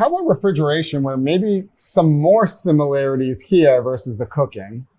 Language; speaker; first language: English; native; English